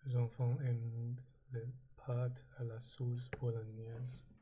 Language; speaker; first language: French; non-native, learner; English